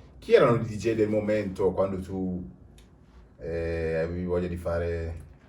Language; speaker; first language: Italian; native; Italian